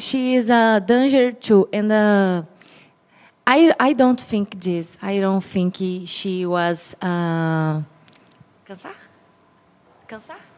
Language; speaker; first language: English; non-native, learner; Portuguese